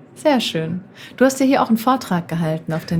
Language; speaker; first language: German; native; German